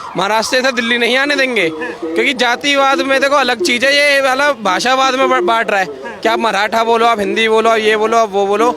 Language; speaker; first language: Hindi; native; Hindi